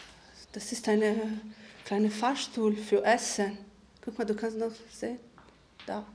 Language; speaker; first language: German; non-native, fluent; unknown